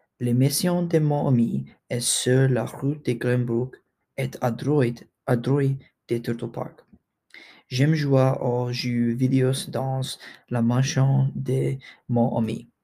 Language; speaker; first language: French; non-native, learner; English